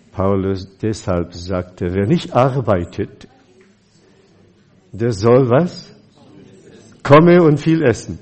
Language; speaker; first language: German; non-native, fluent; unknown